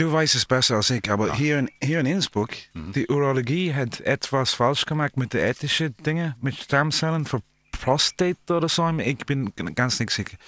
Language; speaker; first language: German; non-native, learner; English